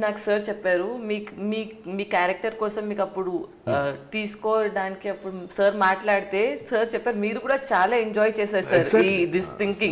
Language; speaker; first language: Telugu; non-native, local second language; Hindi